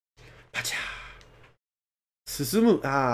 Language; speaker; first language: Chinese; native; Chinese